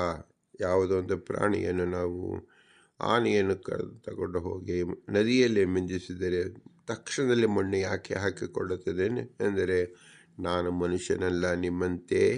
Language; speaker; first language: Kannada; native; Kannada